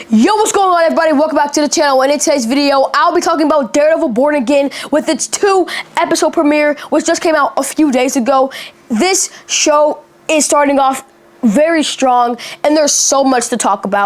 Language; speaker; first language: English; native; English